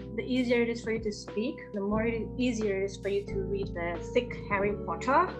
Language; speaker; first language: English; early bilingual, other home language; Indonesian